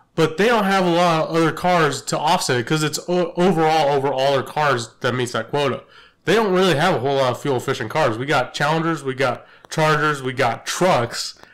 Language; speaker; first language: English; native; English